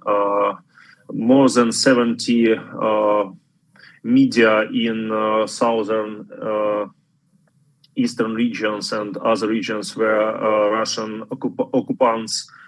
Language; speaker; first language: English; non-native, fluent; Ukrainian